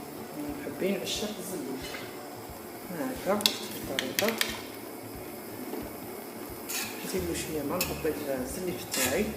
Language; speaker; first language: Arabic; native; Arabic